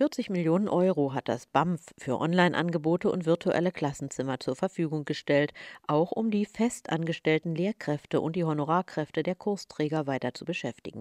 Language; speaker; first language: German; native; German